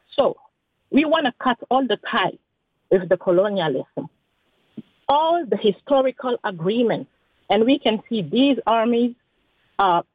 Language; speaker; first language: English; non-native, fluent; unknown